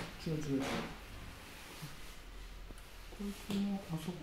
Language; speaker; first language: Japanese; native; Japanese